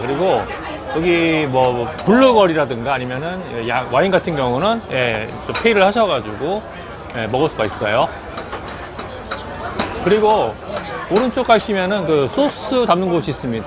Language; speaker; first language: Korean; native; Korean